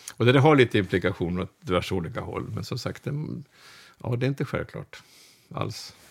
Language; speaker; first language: Swedish; native; Swedish